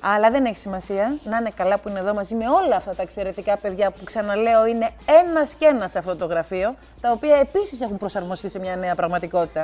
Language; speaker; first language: Greek; native; Greek